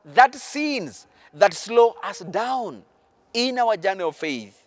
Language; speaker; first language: English; non-native, local second language; Swahili